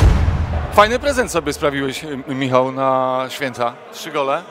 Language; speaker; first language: Polish; native; Polish